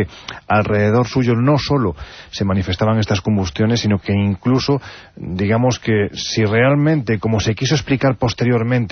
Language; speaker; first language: Spanish; native; Spanish